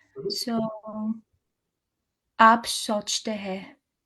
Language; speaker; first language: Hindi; non-native, learner; English